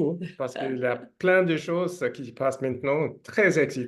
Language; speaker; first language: French; non-native, learner; Swedish